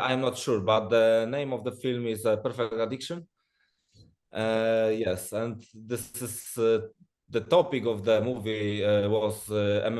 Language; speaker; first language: English; non-native, learner; Polish